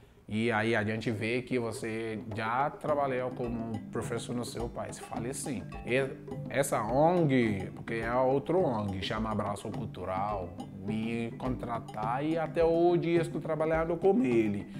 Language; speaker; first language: Portuguese; non-native, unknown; Yoruba